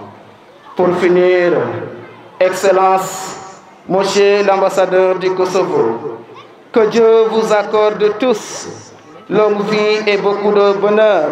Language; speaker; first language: French; non-native, local second language; Serer